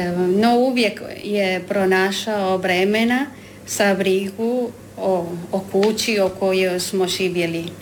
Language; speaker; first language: Croatian; non-native, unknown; Spanish